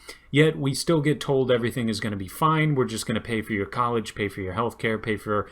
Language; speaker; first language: English; native; English